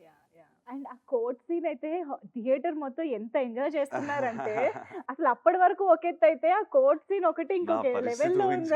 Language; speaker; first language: Telugu; native; Telugu